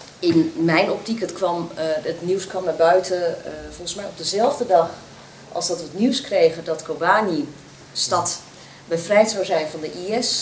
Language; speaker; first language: Dutch; native; Dutch